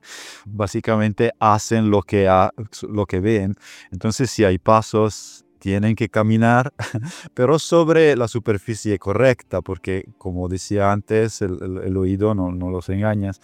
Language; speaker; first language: Spanish; non-native, fluent; Italian